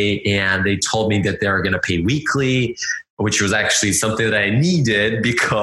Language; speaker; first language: English; non-native, fluent; Lithuanian